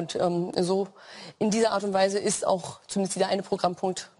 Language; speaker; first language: German; native; German